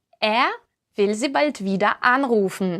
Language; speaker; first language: German; non-native, fluent; Ukrainian